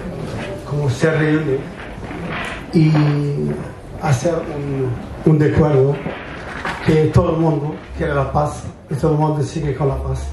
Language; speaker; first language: Spanish; non-native, learner; French